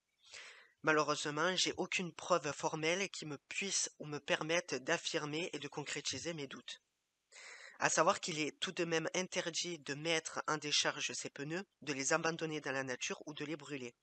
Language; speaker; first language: French; native; French